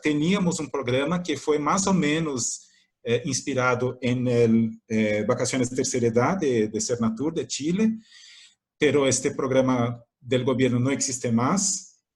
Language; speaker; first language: Spanish; non-native, fluent; Portuguese